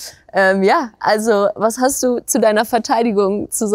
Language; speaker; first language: German; native; German